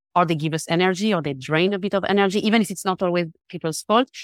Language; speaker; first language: English; non-native, fluent; French